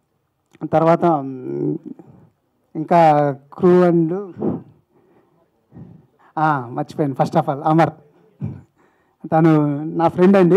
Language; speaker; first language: Telugu; native; Telugu